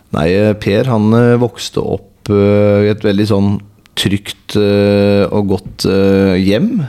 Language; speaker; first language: Norwegian; native; Norwegian